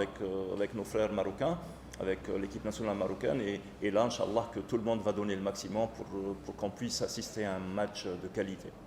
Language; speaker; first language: French; non-native, local second language; Arabic